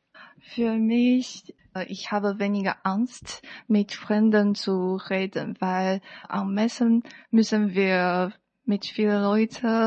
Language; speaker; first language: German; non-native, learner; Chinese